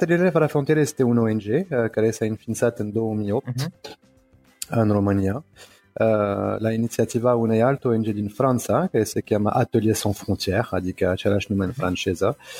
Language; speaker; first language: Romanian; non-native, fluent; French